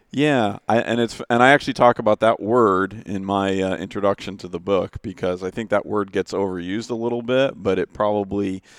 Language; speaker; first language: English; native; English